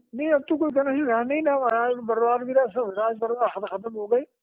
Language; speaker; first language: Hindi; native; Hindi